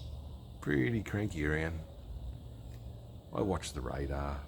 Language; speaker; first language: English; native; English